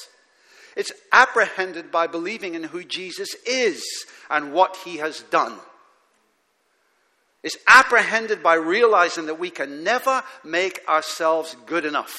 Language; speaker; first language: English; native; English